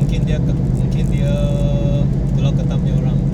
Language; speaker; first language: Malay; non-native, local second language; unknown